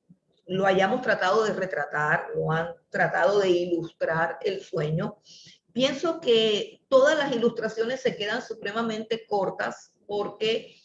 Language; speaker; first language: Spanish; native; Spanish